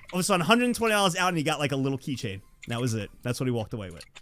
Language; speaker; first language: English; native; English